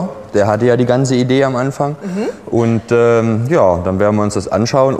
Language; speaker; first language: German; native; German